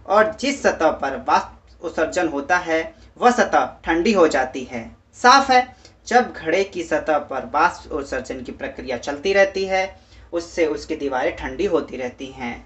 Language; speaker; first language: Hindi; native; Hindi